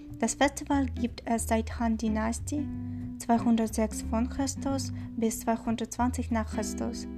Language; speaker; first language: German; non-native, learner; Chinese